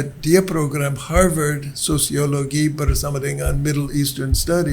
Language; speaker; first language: Indonesian; non-native, learner; English